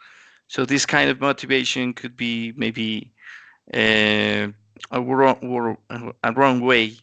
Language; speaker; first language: English; non-native, learner; Spanish